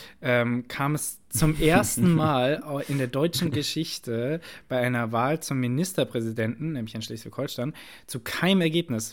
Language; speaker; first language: German; native; German